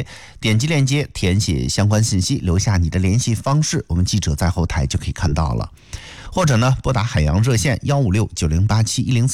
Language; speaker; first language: Chinese; native; Chinese